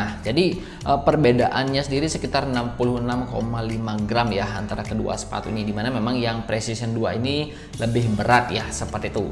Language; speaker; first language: Indonesian; native; Indonesian